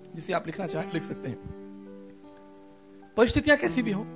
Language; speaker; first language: Hindi; native; Hindi